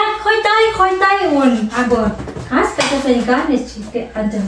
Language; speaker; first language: German; non-native, learner; Vietnamese